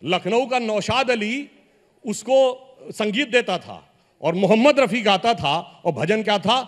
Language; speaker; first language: Hindi; native; Hindi